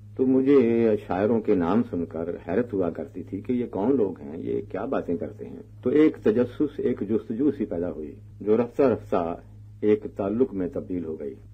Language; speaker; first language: Urdu; non-native, local second language; Punjabi